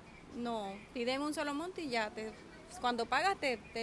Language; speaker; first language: Spanish; native; Spanish